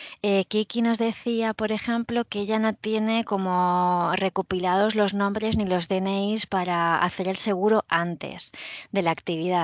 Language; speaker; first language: Spanish; native; Spanish